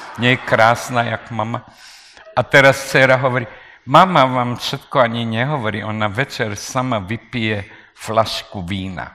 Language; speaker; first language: Slovak; non-native, local second language; Hungarian